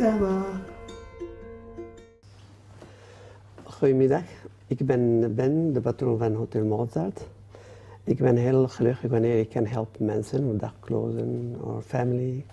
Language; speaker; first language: Dutch; non-native, learner; Arabic